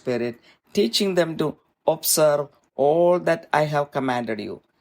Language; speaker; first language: English; non-native, local second language; Malayalam